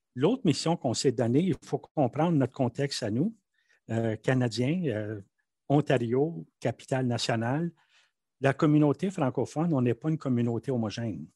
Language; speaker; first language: French; native; French